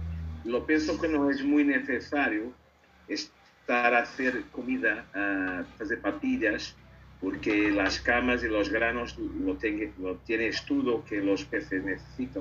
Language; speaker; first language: Spanish; non-native, learner; Portuguese